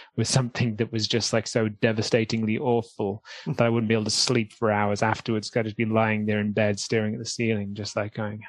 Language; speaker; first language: English; native; English